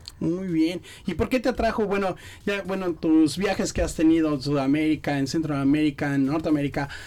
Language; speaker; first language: Spanish; native; Spanish